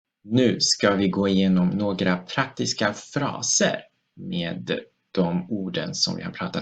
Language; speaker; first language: Swedish; non-native, fluent; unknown